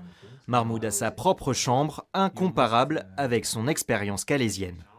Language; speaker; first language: French; native; French